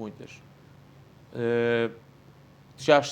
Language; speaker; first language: Portuguese; native; Portuguese